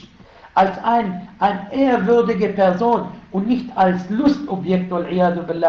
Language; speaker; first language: German; non-native, fluent; Arabic